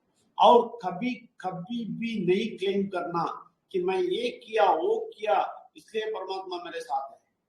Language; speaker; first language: Hindi; non-native, local second language; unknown